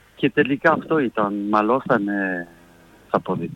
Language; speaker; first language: Greek; non-native, fluent; French